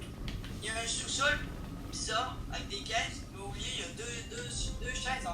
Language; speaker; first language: French; native; French